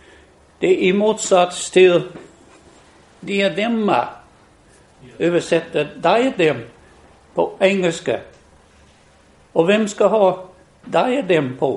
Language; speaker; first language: Swedish; non-native, fluent; English